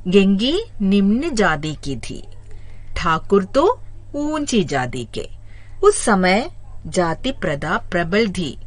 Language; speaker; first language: Hindi; non-native, local second language; Malayalam